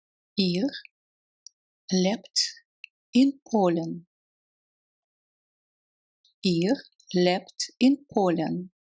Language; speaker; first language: German; non-native, fluent; Russian